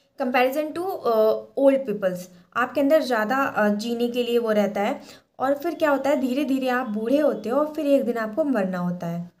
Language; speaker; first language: Hindi; native; Hindi